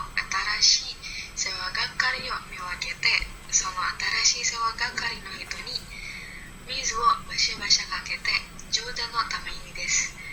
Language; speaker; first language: Japanese; non-native, learner; Indonesian